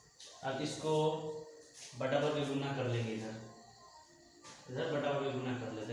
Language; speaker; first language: Hindi; native; Hindi